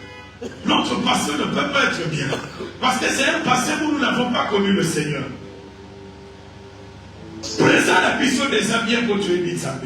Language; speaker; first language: French; non-native, local second language; Lingala